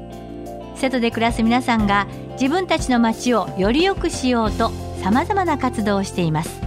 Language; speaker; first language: Japanese; native; Japanese